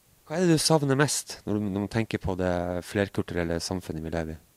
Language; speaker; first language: Norwegian; native; Norwegian